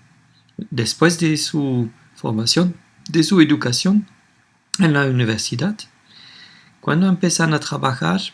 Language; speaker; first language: Spanish; non-native, fluent; French